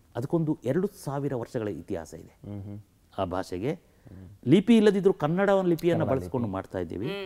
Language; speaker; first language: Kannada; non-native, local second language; Kodava